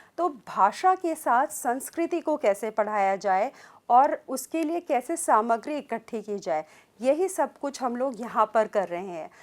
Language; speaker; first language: Hindi; native; Hindi